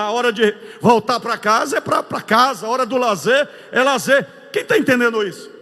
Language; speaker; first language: Portuguese; native; Portuguese